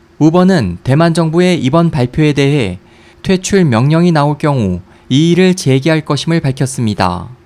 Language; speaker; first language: Korean; native; Korean